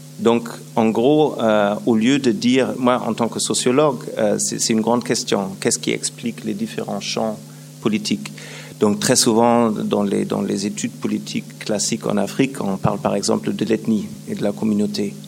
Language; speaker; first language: French; non-native, fluent; German